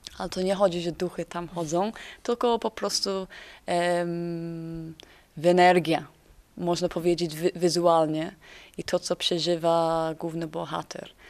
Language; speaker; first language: Polish; non-native, fluent; English